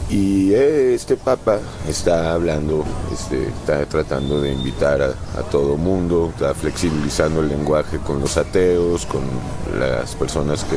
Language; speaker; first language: Spanish; native; Spanish